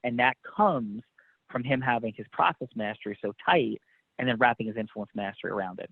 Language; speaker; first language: English; native; English